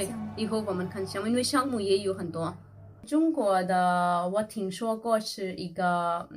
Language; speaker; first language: Chinese; non-native, fluent; Urdu